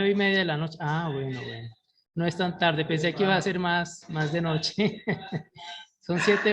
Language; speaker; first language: Spanish; native; Spanish